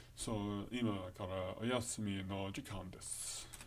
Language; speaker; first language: Japanese; non-native, learner; English